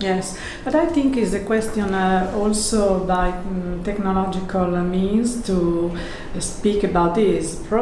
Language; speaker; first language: English; non-native, learner; Italian